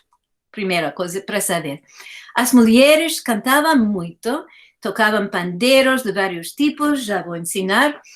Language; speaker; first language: Portuguese; non-native, fluent; English